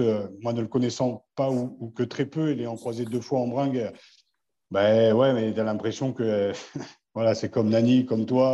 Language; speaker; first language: French; native; French